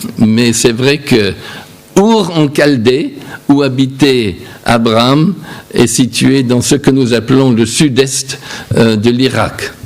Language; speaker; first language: French; non-native, fluent; English